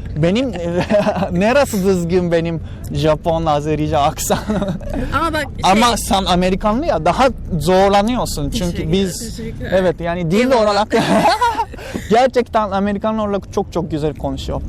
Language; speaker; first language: Turkish; non-native, learner; Japanese